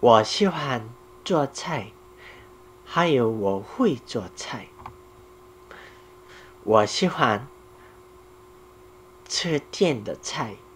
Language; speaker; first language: Chinese; non-native, learner; Korean